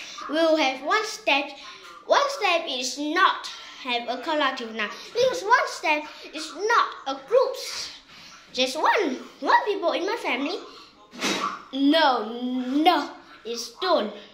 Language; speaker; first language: English; non-native, learner; Vietnamese